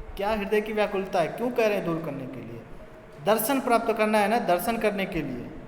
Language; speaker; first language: Hindi; native; Hindi